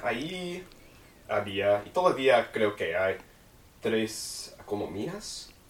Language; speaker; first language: Spanish; non-native, learner; English